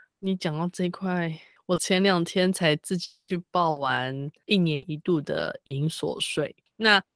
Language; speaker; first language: Chinese; native; Chinese